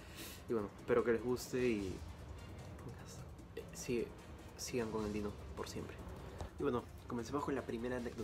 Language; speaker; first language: Spanish; native; Spanish